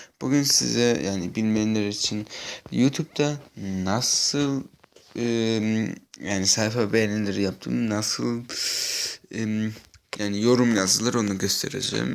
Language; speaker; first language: Turkish; early bilingual, heritage; Turkish